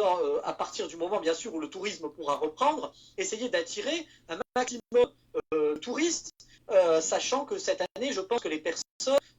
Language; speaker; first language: French; native; French